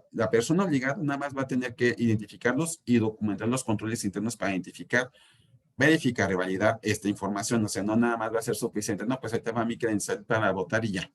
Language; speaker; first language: Spanish; native; Spanish